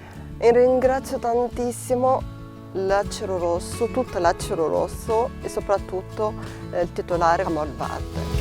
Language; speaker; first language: Italian; non-native, learner; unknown